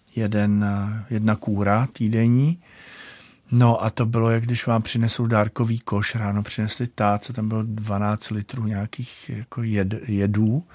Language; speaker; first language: Czech; native; Czech